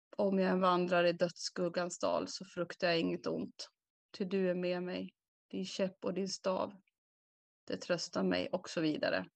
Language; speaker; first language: Swedish; native; Swedish